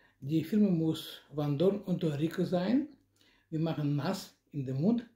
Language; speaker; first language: German; non-native, learner; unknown